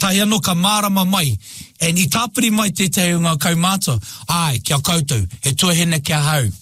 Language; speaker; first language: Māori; non-native, local second language; English